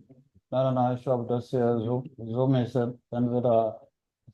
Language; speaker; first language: German; non-native, fluent; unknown